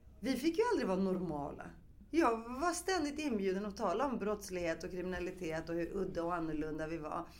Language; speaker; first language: Swedish; early bilingual, other home language; Greek